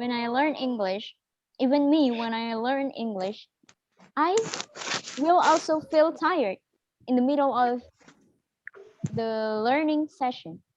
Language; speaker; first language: English; non-native, fluent; Indonesian